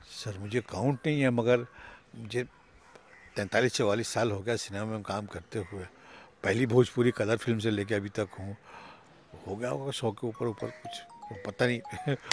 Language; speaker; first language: Hindi; native; Hindi